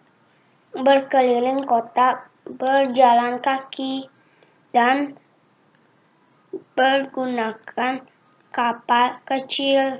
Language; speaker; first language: Indonesian; early bilingual, heritage; Indonesian